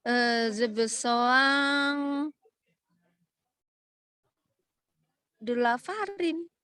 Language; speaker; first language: French; non-native, learner; Indonesian